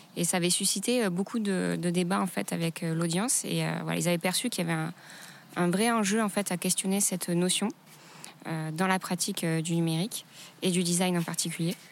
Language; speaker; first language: French; native; French